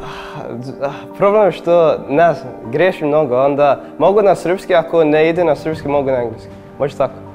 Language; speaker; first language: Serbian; early bilingual, heritage; English